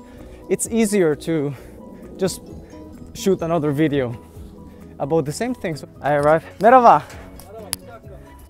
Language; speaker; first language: English; non-native, fluent; Spanish